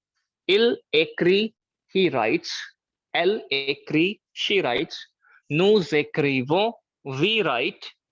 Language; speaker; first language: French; non-native, learner; Hindi